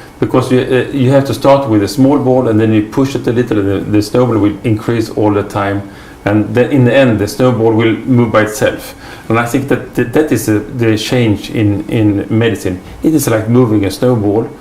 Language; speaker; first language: English; non-native, fluent; Swedish